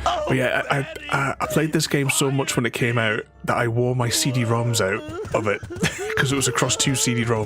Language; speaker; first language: English; native; English